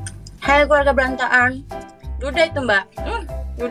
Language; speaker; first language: Indonesian; native; Indonesian